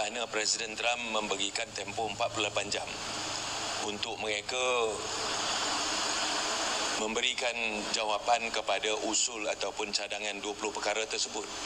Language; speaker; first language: Malay; native; Malay